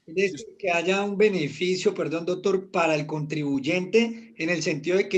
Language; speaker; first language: Spanish; native; Spanish